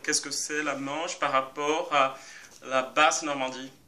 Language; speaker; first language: French; non-native, fluent; Portuguese